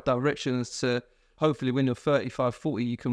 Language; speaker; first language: English; native; English